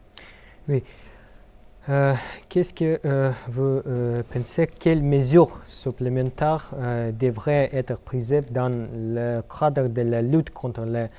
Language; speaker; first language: French; non-native, fluent; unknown